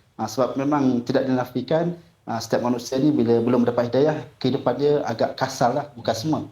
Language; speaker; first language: Malay; non-native, local second language; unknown